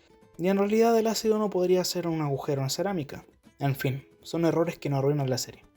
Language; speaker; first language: Spanish; native; Spanish